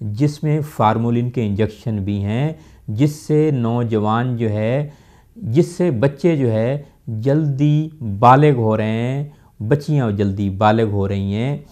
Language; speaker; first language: Urdu; non-native, local second language; Punjabi